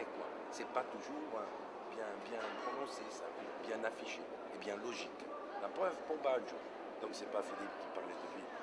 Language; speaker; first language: French; native; French